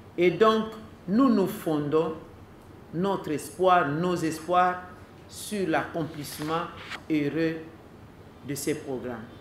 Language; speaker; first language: French; non-native, local second language; Lingala